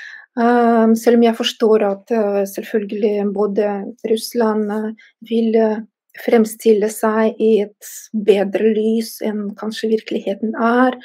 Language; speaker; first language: Norwegian; non-native, fluent; Russian